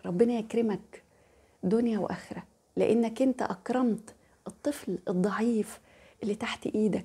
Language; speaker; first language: Arabic; native; Arabic